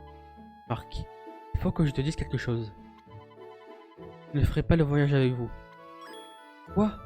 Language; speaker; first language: French; native; French